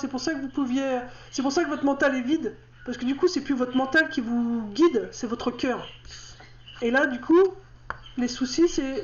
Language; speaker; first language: French; native; French